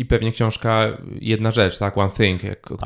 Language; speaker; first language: Polish; native; Polish